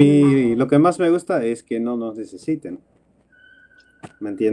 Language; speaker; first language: Spanish; non-native, fluent; Dutch